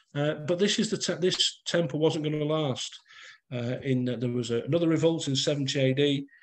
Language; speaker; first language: English; native; English